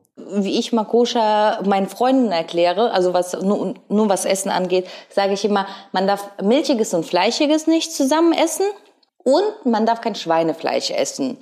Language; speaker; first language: German; early bilingual, other home language; Russian